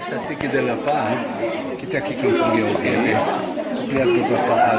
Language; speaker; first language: Indonesian; non-native, learner; Hebrew